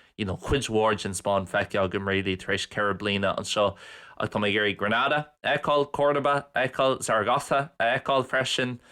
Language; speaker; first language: Irish; non-native, local second language; English